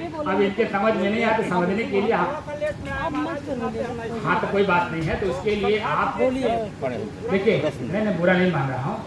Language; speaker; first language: Hindi; native; Hindi